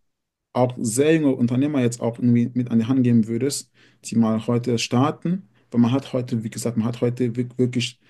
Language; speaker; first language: German; native; German